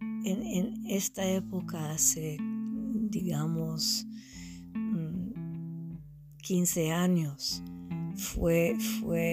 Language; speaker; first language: Spanish; non-native, fluent; English